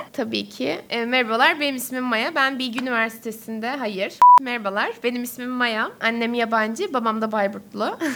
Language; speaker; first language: Turkish; native; Turkish